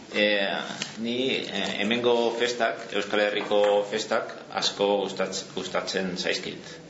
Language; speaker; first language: Basque; non-native, learner; Catalan